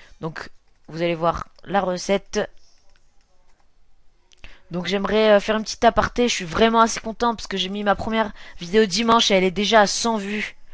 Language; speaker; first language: French; native; French